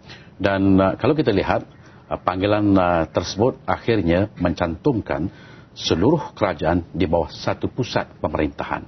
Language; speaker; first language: Malay; native; Malay